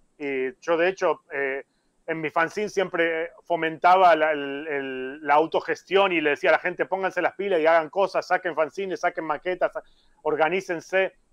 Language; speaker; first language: Spanish; native; Spanish